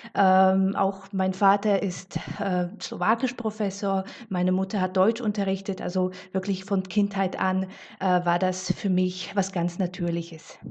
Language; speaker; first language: German; non-native, fluent; Slovak